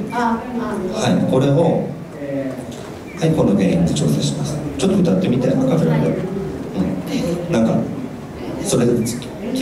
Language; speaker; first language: Japanese; native; Japanese